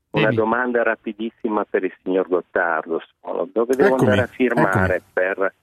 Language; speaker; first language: Italian; non-native, fluent; Arabic